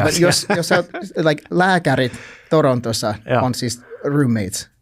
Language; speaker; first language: Finnish; non-native, learner; English